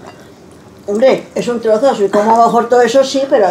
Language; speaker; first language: Spanish; native; Spanish